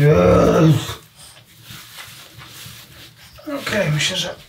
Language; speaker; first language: Polish; native; Polish